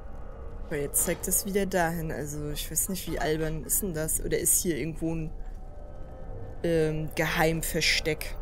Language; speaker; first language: German; native; German